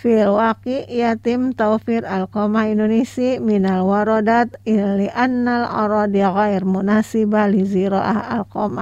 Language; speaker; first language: Arabic; non-native, fluent; Indonesian